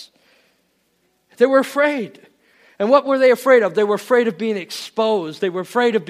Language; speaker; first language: English; native; English